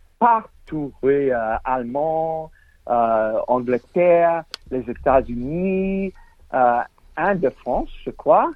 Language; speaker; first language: French; non-native, learner; English